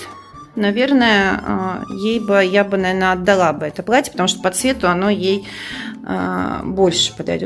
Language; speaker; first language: Russian; native; Russian